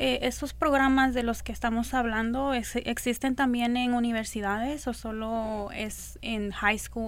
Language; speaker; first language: Spanish; early bilingual, other home language; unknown